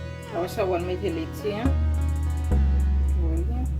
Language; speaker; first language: French; non-native, local second language; Haitian Creole